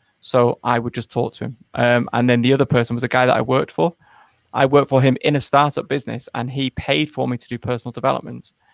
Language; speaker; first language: English; native; English